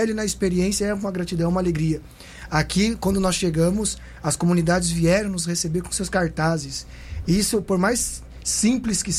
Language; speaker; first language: Portuguese; native; Portuguese